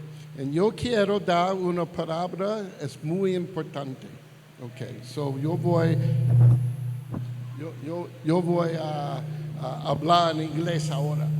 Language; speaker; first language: Spanish; non-native, learner; English